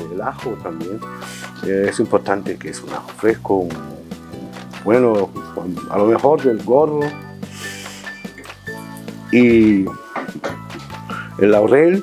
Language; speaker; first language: Spanish; non-native, fluent; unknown